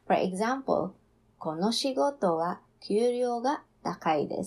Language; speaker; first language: Japanese; non-native, fluent; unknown